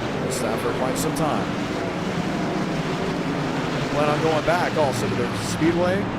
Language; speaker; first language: English; native; English